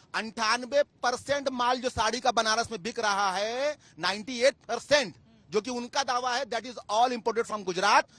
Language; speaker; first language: Hindi; native; Hindi